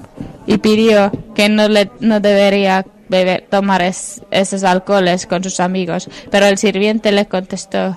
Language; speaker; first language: Spanish; non-native, fluent; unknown